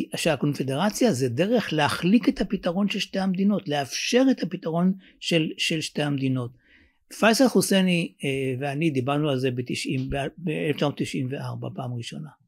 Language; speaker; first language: Hebrew; native; Hebrew